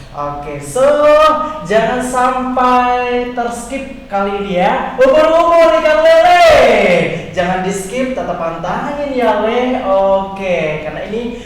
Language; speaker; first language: Indonesian; non-native, local second language; Madurese